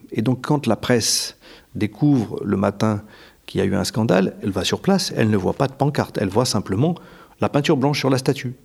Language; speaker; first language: French; native; French